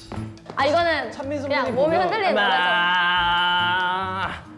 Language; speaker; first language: Korean; native; Korean